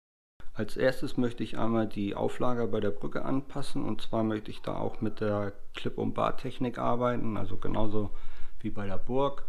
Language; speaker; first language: German; native; German